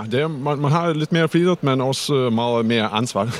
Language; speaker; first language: Danish; non-native, fluent; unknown